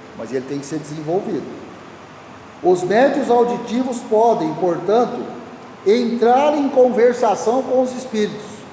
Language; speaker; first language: Portuguese; native; Portuguese